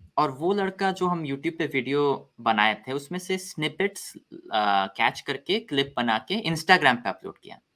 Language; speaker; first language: Hindi; early bilingual, other home language; Korean